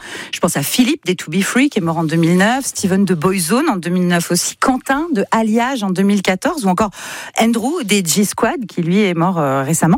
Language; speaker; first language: French; native; French